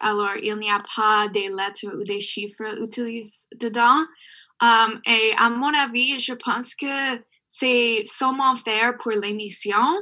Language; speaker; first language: French; non-native, learner; English